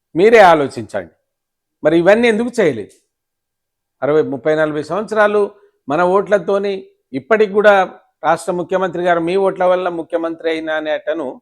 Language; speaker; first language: Telugu; non-native, local second language; Lambadi